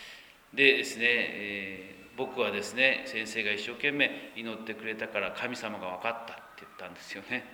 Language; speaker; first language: Japanese; native; Japanese